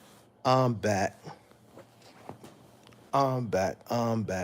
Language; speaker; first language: English; native; English